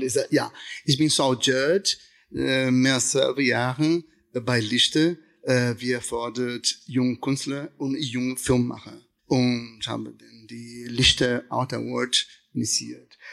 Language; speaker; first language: German; non-native, learner; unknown